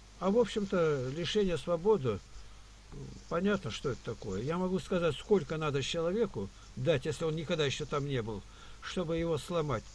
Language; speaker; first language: Russian; native; Russian